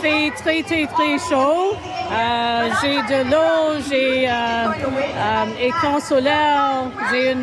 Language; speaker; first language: French; non-native, learner; English